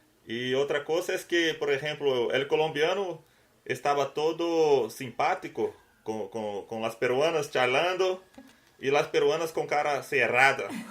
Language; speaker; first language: Spanish; non-native, learner; Portuguese